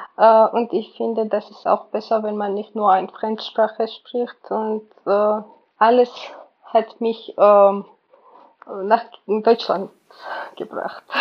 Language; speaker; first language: German; non-native, learner; Georgian